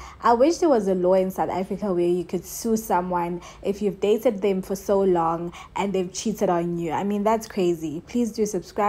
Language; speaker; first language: English; non-native, local second language; Zulu